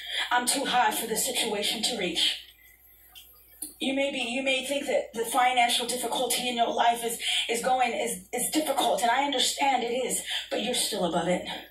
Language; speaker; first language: English; early bilingual, other home language; Spanish